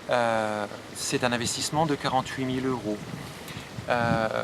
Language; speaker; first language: French; native; French